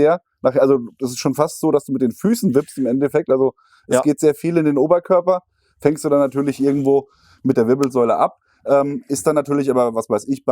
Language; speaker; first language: German; native; German